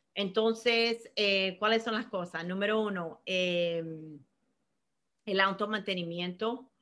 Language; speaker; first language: Spanish; early bilingual, heritage; Spanish